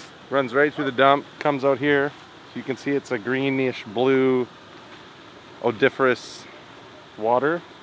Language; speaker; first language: English; native; English